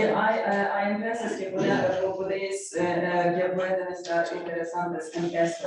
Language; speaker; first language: Spanish; non-native, learner; Ukrainian